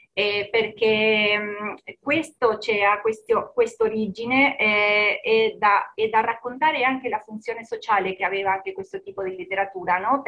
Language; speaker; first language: Italian; non-native, fluent; Spanish